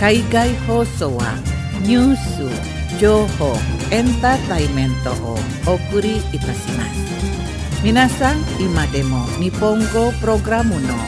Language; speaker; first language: Japanese; non-native, learner; Indonesian